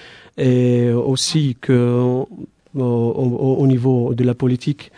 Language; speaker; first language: French; non-native, fluent; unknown